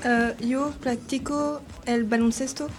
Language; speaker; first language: Spanish; non-native, learner; French